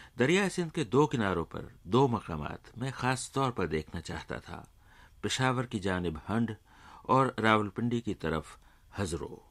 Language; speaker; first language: Urdu; native; Urdu